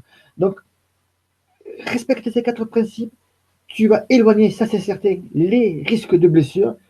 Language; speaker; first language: French; native; French